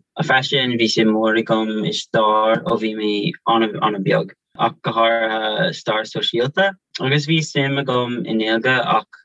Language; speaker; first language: Irish; non-native, local second language; English